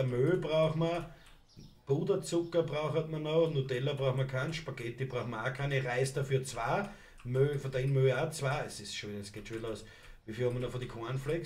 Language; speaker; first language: German; native; German